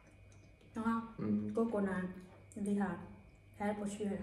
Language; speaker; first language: Vietnamese; native; Vietnamese